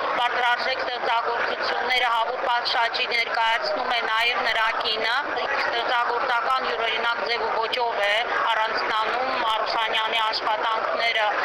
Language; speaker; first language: Armenian; early bilingual, heritage; Armenian